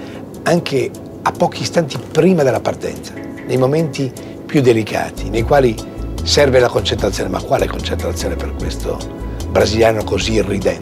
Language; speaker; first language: Italian; native; Italian